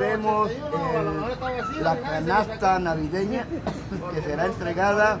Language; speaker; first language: Spanish; native; Spanish